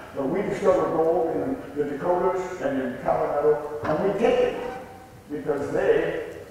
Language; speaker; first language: English; native; English